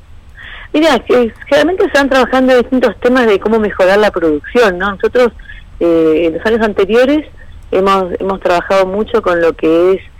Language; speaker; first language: Spanish; native; Spanish